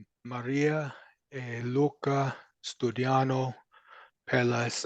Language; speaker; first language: Italian; non-native, learner; English